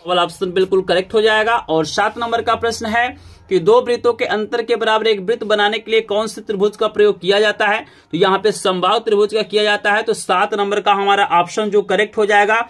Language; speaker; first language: Hindi; native; Hindi